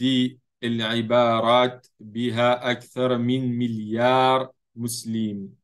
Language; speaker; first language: Arabic; non-native, fluent; French